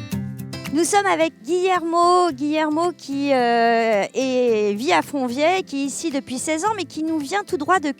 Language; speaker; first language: French; native; French